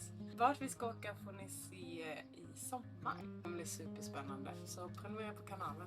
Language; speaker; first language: Swedish; native; Swedish